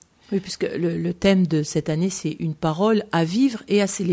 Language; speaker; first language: French; native; French